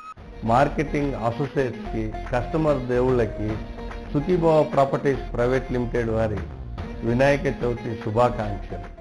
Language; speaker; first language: Telugu; native; Telugu